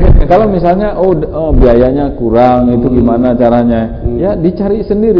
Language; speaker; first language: Malay; native; Malay